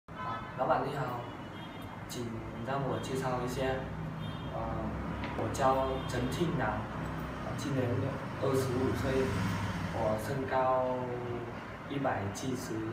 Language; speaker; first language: Chinese; non-native, learner; Vietnamese